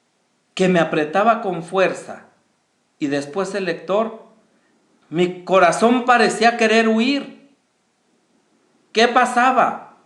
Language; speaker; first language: Spanish; native; Spanish